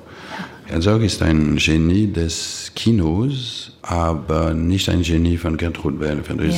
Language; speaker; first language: German; non-native, fluent; French